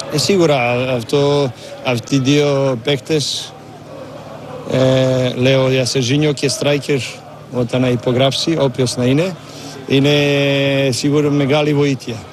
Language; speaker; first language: Greek; non-native, learner; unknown